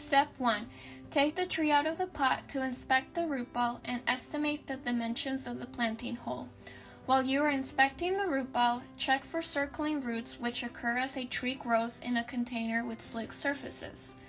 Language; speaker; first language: English; native; English